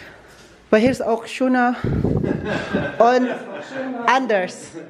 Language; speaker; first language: German; non-native, learner; Filipino